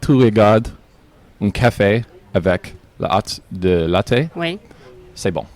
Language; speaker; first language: French; non-native, learner; English